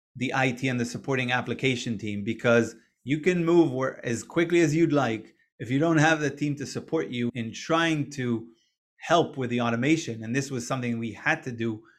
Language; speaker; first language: English; non-native, fluent; Hebrew